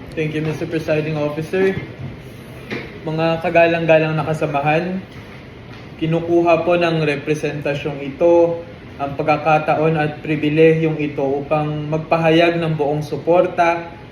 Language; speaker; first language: Filipino; non-native, local second language; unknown